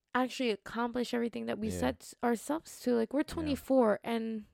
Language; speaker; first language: English; early bilingual, other home language; Spanish